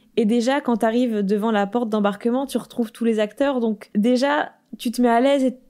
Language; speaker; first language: French; native; French